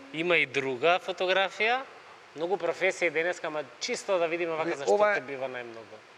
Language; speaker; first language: Macedonian; native; Macedonian